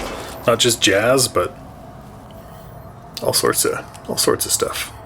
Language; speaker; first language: English; native; English